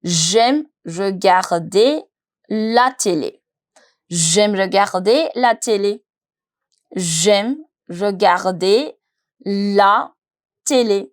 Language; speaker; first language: French; non-native, fluent; Hindi